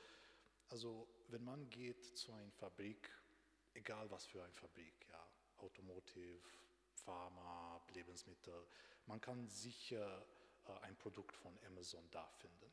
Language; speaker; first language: German; non-native, fluent; Romanian